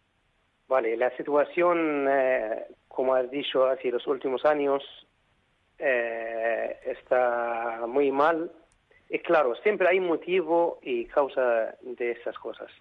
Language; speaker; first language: Spanish; non-native, fluent; Arabic